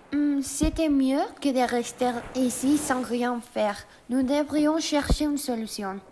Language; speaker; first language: French; non-native, learner; Spanish